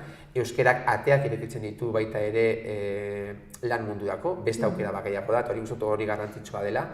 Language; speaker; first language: Basque; native; Basque